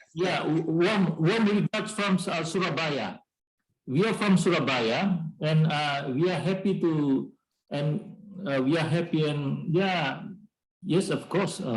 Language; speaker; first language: English; non-native, learner; Indonesian